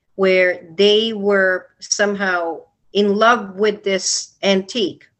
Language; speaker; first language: English; non-native, local second language; Filipino